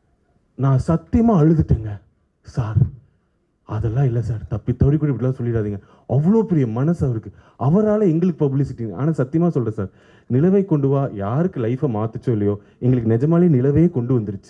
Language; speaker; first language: Tamil; native; Tamil